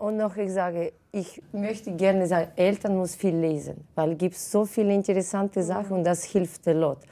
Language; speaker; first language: German; non-native, fluent; Russian